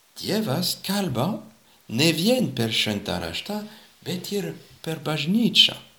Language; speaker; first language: Lithuanian; non-native, fluent; French